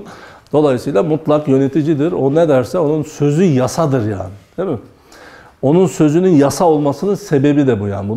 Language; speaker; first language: Turkish; native; Turkish